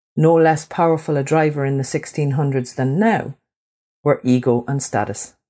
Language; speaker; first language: English; native; English